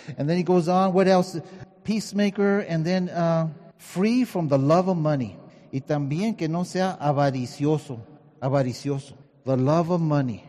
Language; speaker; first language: English; early bilingual, other home language; Spanish